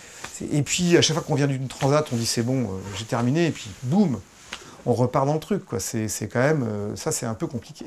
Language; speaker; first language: French; native; French